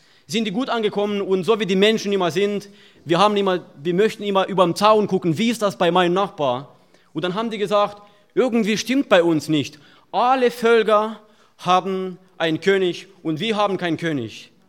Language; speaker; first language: German; non-native, fluent; Russian